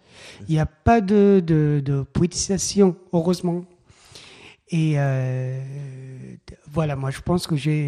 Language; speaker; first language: French; non-native, fluent; Persian